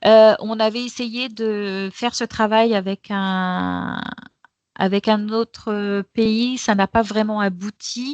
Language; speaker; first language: French; native; French